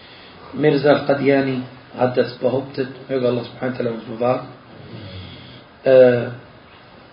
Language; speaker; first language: German; non-native, fluent; Arabic